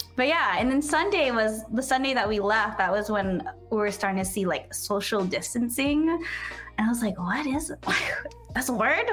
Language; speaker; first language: English; native; English